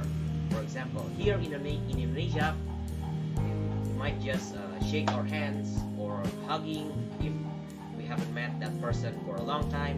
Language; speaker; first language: English; non-native, fluent; Indonesian